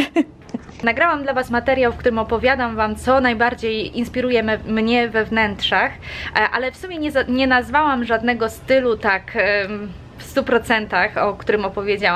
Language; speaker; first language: Polish; native; Polish